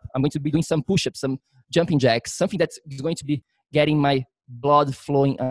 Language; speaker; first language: English; non-native, fluent; Portuguese